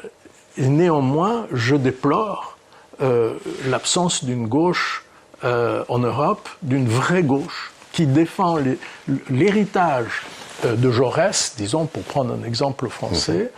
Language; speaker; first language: French; early bilingual, other home language; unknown